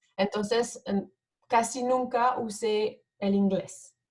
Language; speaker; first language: Spanish; non-native, fluent; French